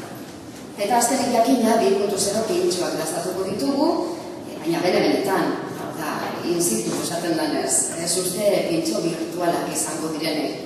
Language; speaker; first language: Basque; native; Basque